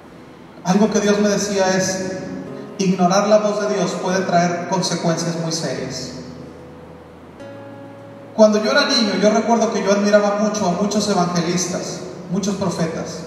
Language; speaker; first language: Spanish; native; Spanish